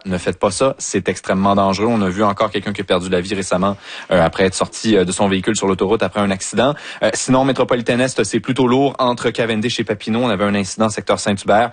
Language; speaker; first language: French; native; French